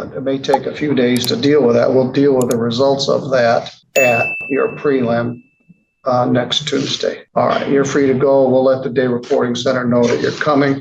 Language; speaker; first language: English; native; English